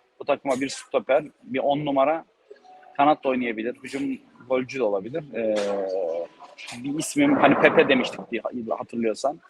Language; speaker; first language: Turkish; native; Turkish